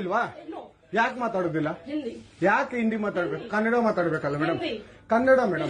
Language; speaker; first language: Kannada; native; Kannada